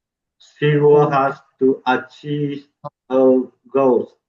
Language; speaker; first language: English; non-native, learner; Vietnamese